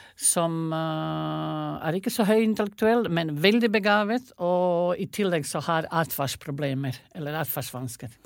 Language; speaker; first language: Norwegian; non-native, fluent; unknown